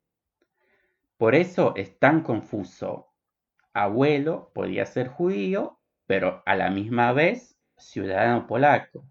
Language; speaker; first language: Spanish; non-native, fluent; Polish